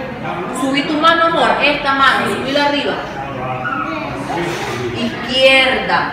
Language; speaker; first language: Spanish; native; Spanish